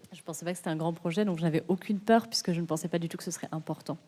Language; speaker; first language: French; native; French